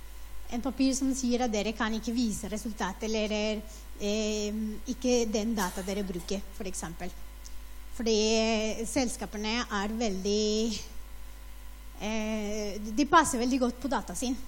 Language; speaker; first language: Norwegian; non-native, fluent; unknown